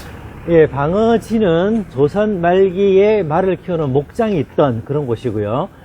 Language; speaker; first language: Korean; native; Korean